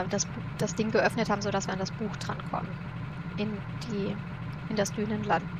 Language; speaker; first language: German; native; German